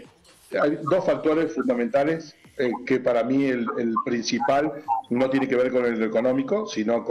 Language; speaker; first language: Spanish; native; Spanish